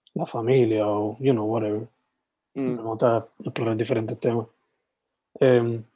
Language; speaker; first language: Spanish; native; Spanish